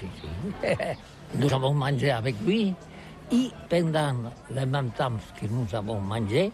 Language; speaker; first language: French; non-native, learner; Catalan